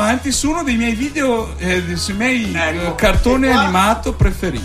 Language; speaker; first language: Italian; native; Italian